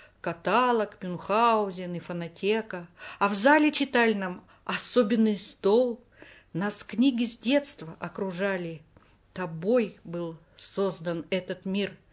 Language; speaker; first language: Russian; native; Russian